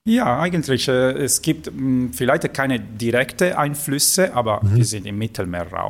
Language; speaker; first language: German; non-native, fluent; Italian